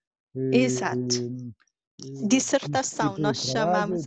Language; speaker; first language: Portuguese; non-native, local second language; Kabuverdianu